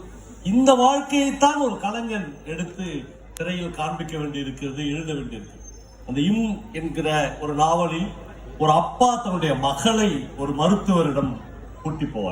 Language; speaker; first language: Tamil; native; Tamil